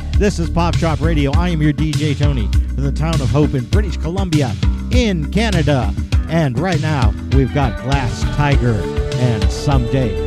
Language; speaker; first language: English; native; English